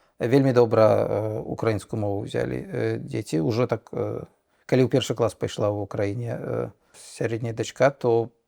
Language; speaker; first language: Belarusian; non-native, local second language; Russian